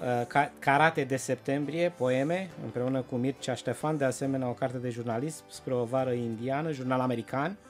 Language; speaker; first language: Romanian; native; Romanian